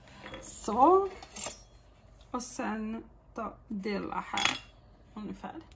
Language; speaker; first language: Swedish; non-native, fluent; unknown